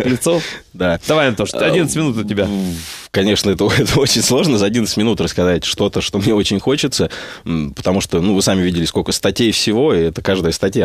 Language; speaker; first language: Russian; native; Russian